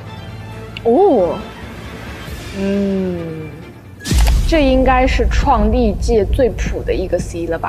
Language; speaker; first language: Chinese; native; Chinese